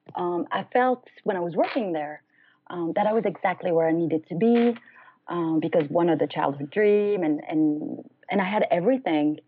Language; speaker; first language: English; non-native, fluent; French